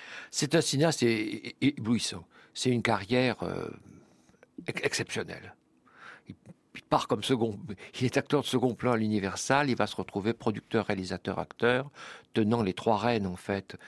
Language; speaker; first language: French; native; French